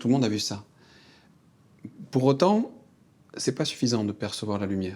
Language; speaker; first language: French; native; French